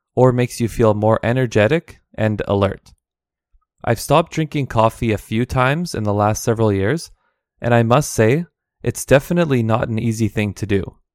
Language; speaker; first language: English; native; English